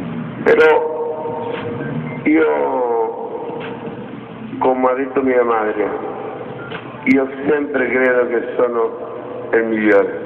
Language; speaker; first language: Italian; non-native, fluent; Spanish